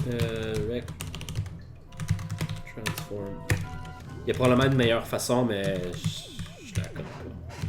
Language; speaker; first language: French; native; French